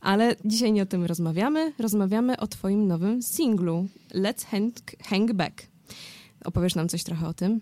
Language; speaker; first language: Polish; native; Polish